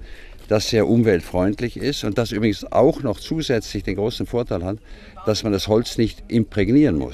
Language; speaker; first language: German; native; German